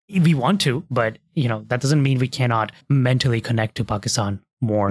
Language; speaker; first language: English; early bilingual, other home language; Hindi